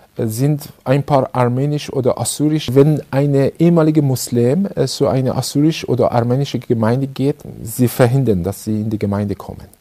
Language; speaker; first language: German; non-native, fluent; Persian